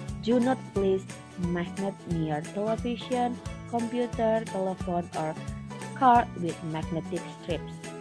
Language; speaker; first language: English; non-native, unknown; Indonesian